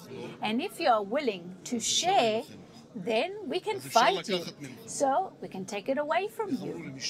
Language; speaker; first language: English; non-native, fluent; Hebrew